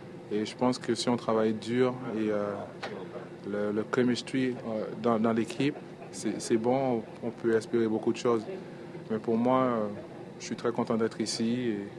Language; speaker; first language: French; native; French